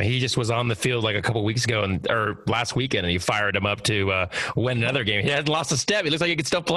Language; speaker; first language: English; native; English